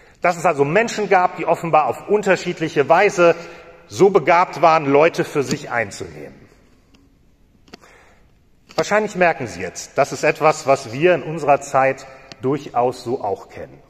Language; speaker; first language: German; native; German